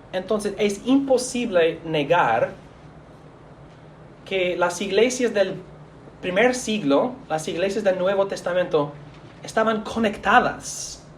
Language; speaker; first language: Spanish; non-native, fluent; English